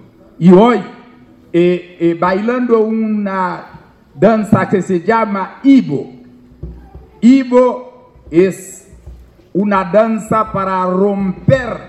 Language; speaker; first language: Spanish; non-native, fluent; Haitian Creole